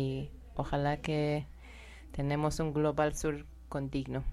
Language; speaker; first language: Spanish; non-native, learner; Persian